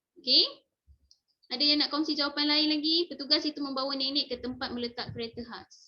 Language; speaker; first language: Malay; native; Malay